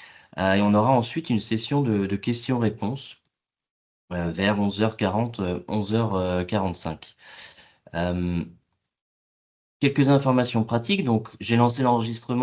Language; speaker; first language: French; native; French